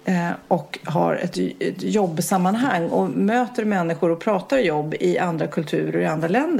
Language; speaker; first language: Swedish; native; Swedish